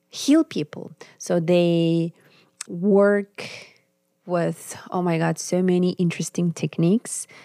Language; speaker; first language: English; non-native, fluent; Russian